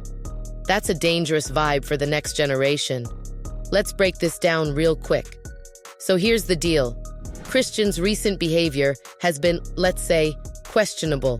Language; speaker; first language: English; native; English